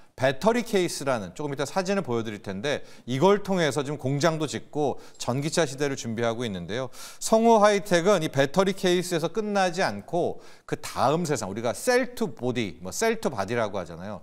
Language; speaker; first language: Korean; native; Korean